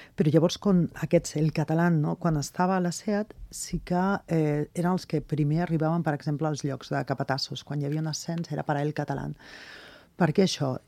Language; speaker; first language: Catalan; non-native, local second language; Spanish